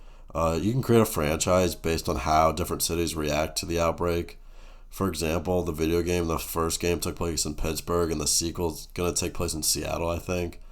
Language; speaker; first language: English; native; English